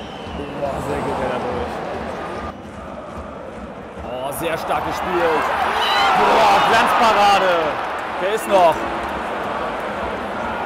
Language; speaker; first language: German; native; German